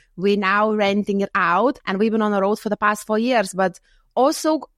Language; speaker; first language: English; non-native, fluent; Lithuanian